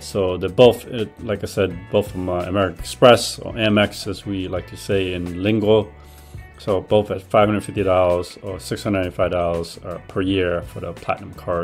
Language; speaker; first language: English; native; English